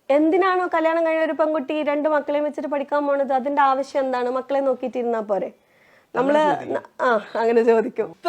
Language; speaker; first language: Malayalam; non-native, local second language; Tamil